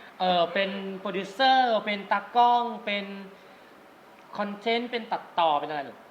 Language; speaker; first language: Thai; native; Thai